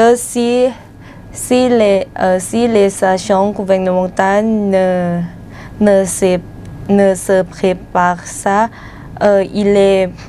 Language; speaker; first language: French; non-native, learner; Thai